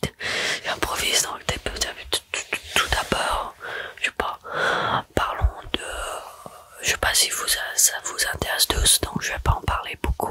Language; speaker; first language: French; early bilingual, heritage; French